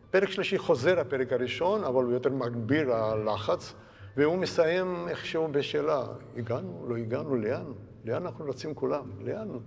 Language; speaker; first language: Hebrew; non-native, fluent; Georgian